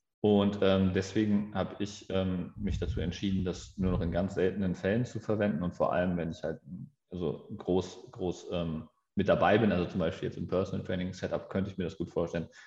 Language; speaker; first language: German; native; German